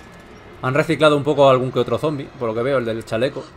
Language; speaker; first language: Spanish; native; Spanish